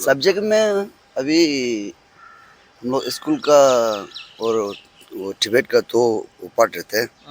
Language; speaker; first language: Hindi; non-native, local second language; Tibetan